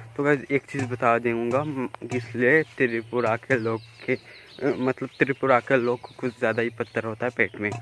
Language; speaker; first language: Hindi; non-native, local second language; Bangla